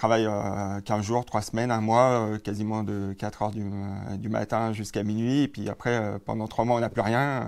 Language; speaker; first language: French; native; French